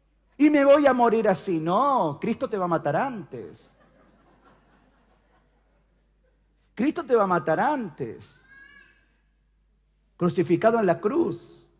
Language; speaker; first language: Spanish; native; Spanish